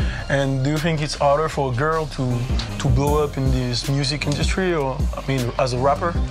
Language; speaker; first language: English; non-native, fluent; French